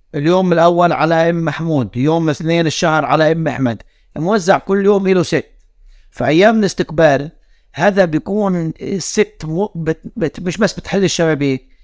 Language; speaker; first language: Arabic; native; Arabic